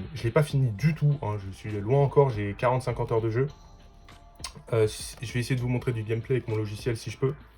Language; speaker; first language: French; native; French